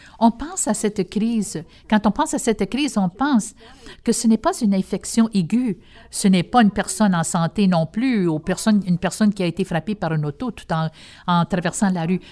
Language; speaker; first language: French; non-native, fluent; English